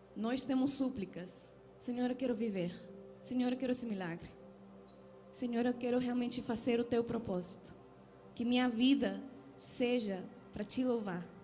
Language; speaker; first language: Portuguese; non-native, fluent; Spanish